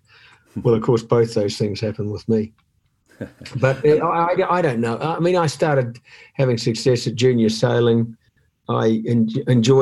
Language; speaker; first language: English; native; English